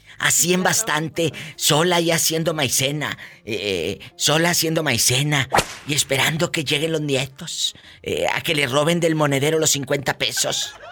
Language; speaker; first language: Spanish; native; Spanish